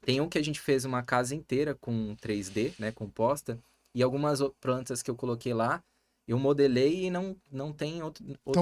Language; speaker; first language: Portuguese; native; Portuguese